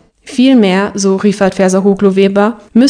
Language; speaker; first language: German; native; German